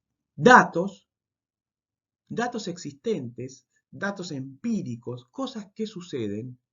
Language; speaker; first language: Spanish; native; Spanish